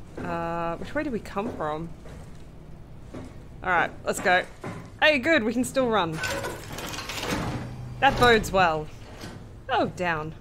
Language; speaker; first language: English; native; English